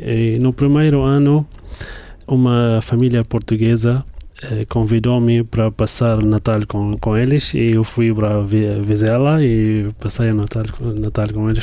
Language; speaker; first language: Portuguese; non-native, fluent; Arabic